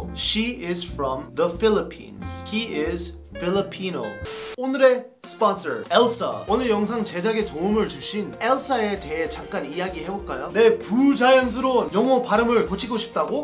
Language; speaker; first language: Korean; non-native, fluent; English